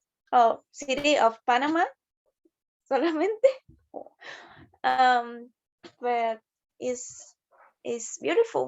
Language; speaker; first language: English; non-native, learner; Spanish